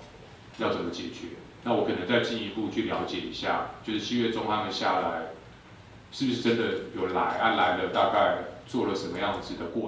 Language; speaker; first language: Chinese; native; Chinese